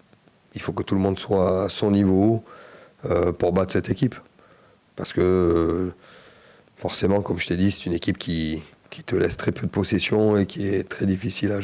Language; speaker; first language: French; native; French